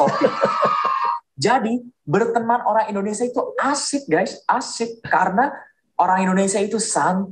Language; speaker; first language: Indonesian; non-native, fluent; Korean